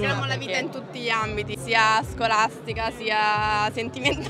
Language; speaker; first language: Italian; native; Italian